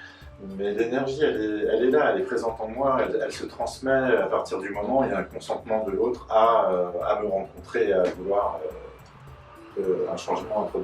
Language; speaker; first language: French; native; French